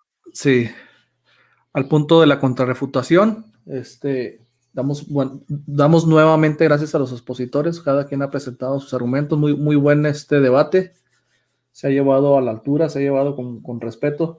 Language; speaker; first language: Spanish; native; Spanish